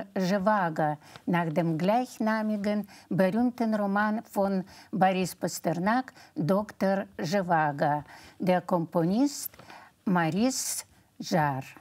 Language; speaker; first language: German; non-native, fluent; Russian